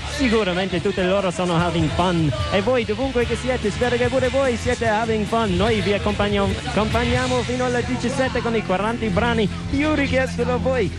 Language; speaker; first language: Italian; non-native, fluent; English